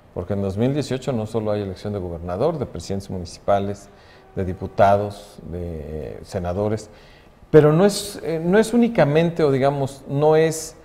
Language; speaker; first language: Spanish; native; Spanish